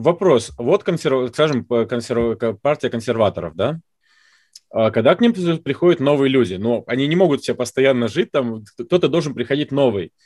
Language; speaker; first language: Russian; native; Russian